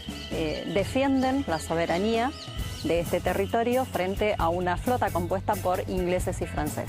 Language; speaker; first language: Spanish; native; Spanish